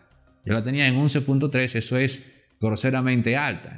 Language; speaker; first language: Spanish; native; Spanish